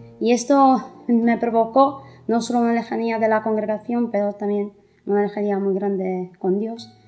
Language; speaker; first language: Spanish; non-native, fluent; Italian